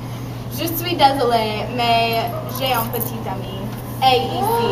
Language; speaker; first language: French; non-native, learner; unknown